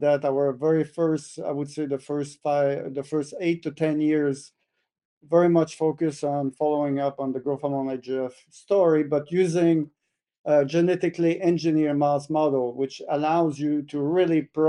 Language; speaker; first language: English; native; English